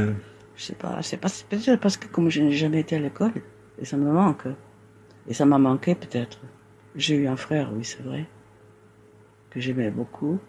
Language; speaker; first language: French; non-native, fluent; Spanish